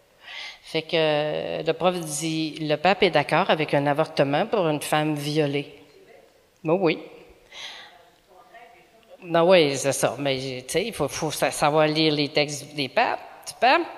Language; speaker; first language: French; native; French